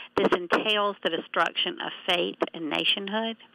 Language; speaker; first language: English; native; English